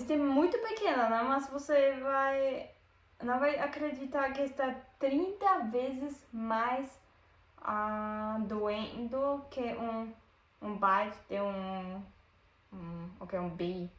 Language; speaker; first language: Portuguese; non-native, learner; German